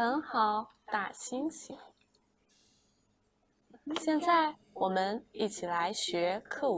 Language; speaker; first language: Chinese; non-native, fluent; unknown